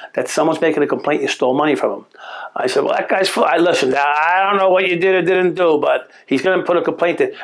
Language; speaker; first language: English; native; English